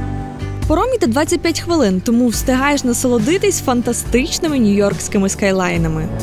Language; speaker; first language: Ukrainian; native; Ukrainian